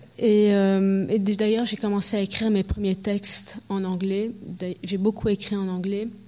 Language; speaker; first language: French; early bilingual, heritage; French